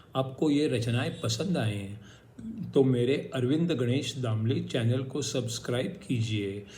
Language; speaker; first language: Hindi; non-native, local second language; Marathi